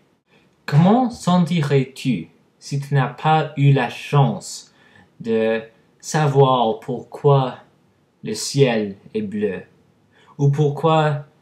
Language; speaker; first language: French; non-native, learner; English